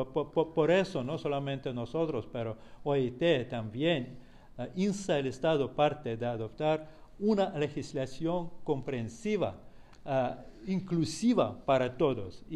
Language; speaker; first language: Spanish; non-native, fluent; Russian